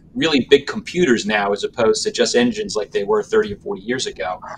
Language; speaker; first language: English; native; English